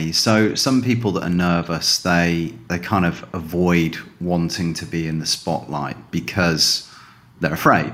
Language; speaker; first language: English; native; English